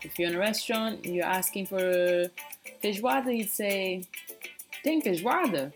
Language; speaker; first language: English; native; English